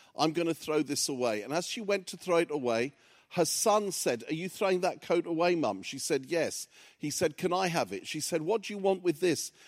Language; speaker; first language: English; early bilingual, other home language; Greek